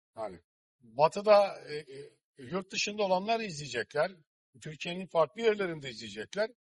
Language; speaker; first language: Turkish; native; Turkish